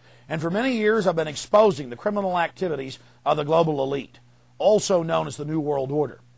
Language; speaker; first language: English; native; English